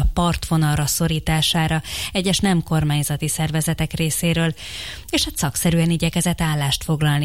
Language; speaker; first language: Hungarian; native; Hungarian